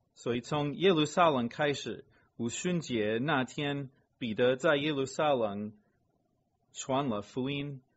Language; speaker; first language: Chinese; non-native, fluent; English